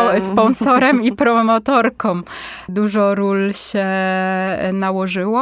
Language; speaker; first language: Polish; native; Polish